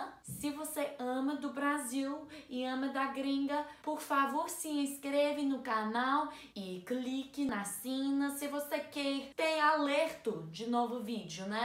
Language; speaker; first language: Portuguese; non-native, learner; English